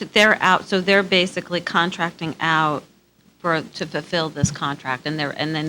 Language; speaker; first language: English; native; English